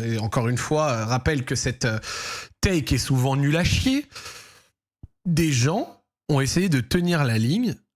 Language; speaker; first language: French; native; French